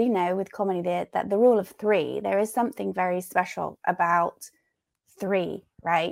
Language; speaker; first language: English; native; English